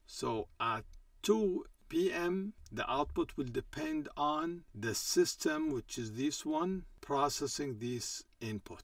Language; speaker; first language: English; non-native, fluent; Arabic